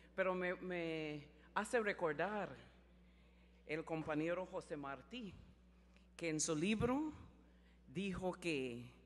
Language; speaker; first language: Spanish; non-native, learner; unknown